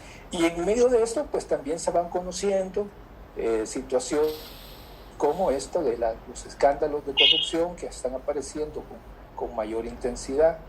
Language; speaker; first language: Spanish; native; Spanish